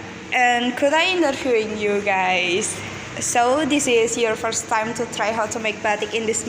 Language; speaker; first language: English; non-native, learner; Indonesian